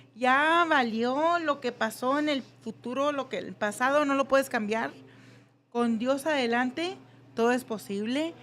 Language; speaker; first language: Spanish; early bilingual, heritage; Spanish